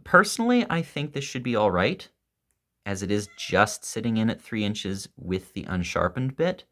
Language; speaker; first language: English; native; English